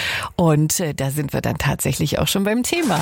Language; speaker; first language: German; native; German